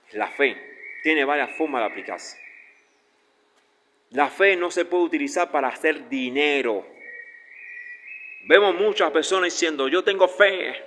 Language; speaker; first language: Spanish; native; Spanish